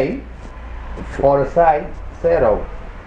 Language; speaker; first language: English; non-native, learner; Spanish